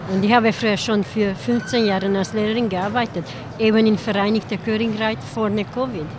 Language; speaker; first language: German; non-native, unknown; Hungarian